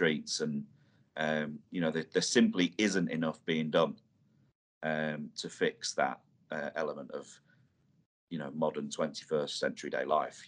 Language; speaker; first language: English; native; English